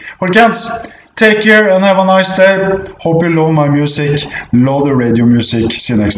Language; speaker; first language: English; non-native, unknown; Norwegian